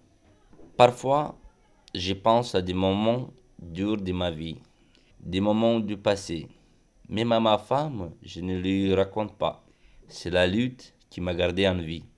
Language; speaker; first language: French; non-native, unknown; Romanian